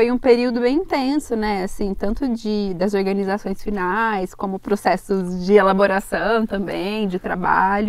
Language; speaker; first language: Portuguese; native; Portuguese